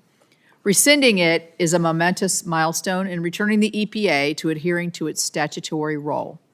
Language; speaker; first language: English; native; English